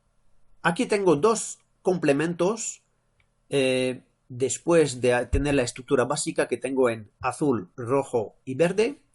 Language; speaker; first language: Spanish; non-native, fluent; French